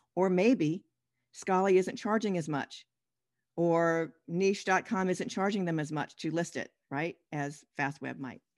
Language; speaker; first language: English; native; English